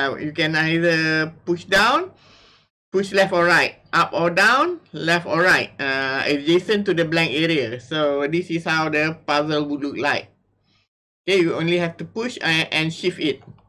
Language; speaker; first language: English; non-native, local second language; Malay